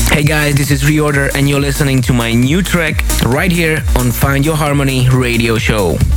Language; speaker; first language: English; non-native, fluent; Romanian